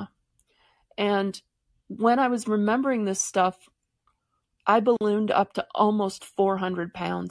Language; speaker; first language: English; native; English